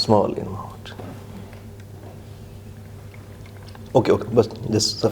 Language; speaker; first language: English; non-native, local second language; Hindi